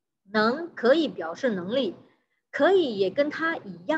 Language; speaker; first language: Chinese; non-native, fluent; Indonesian